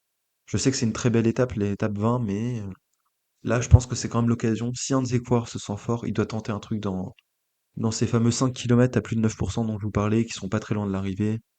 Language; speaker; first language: French; native; French